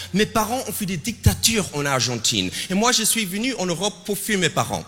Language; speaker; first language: French; non-native, fluent; English